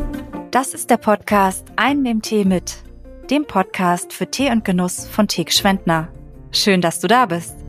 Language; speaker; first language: German; native; German